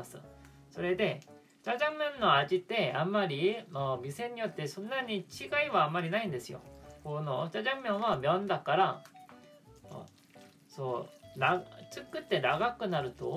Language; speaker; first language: Japanese; non-native, fluent; Korean